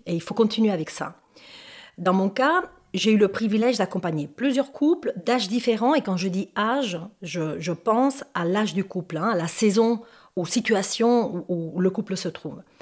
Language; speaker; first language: French; non-native, fluent; Spanish